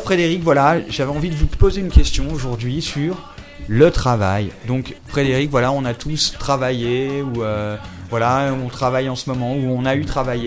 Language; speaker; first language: French; native; French